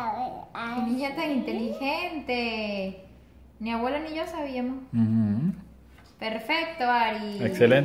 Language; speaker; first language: Spanish; native; Spanish